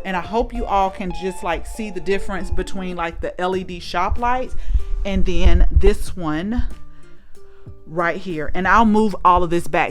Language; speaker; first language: English; native; English